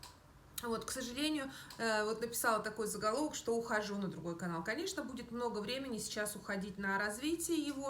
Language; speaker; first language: Russian; native; Russian